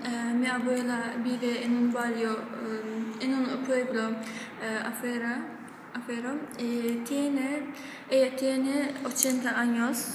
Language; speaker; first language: Spanish; non-native, learner; Azerbaijani